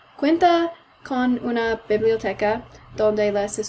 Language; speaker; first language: Spanish; non-native, learner; English